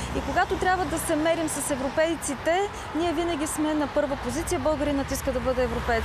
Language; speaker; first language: Bulgarian; native; Bulgarian